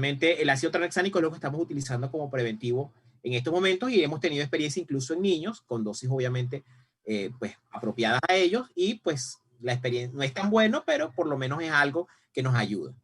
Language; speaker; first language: Spanish; native; Spanish